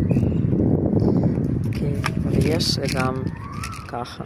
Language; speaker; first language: Hebrew; non-native, learner; Ukrainian